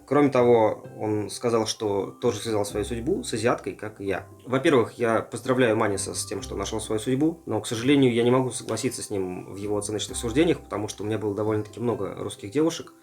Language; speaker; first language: Russian; native; Russian